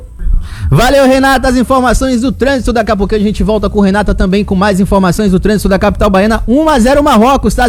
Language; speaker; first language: Portuguese; native; Portuguese